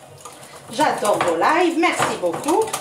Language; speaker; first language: French; non-native, local second language; Arabic